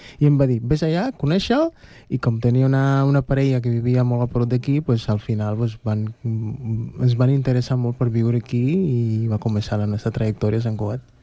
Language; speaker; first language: Catalan; non-native, fluent; Spanish